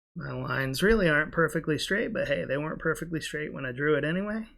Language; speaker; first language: English; native; English